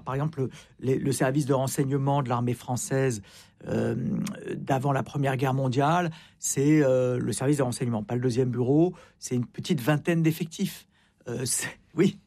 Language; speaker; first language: French; native; French